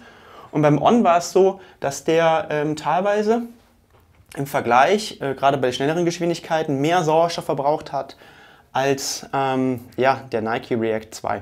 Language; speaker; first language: German; native; German